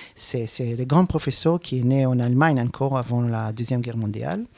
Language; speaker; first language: French; non-native, fluent; Hebrew